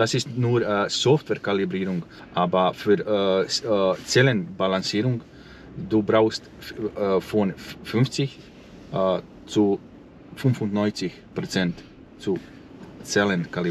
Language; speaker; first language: German; non-native, learner; Croatian